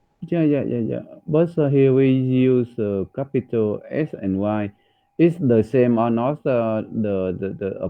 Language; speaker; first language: English; non-native, learner; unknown